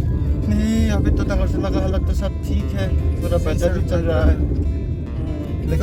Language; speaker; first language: Hindi; non-native, local second language; Kok Borok